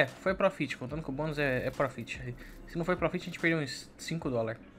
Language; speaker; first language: Portuguese; native; Portuguese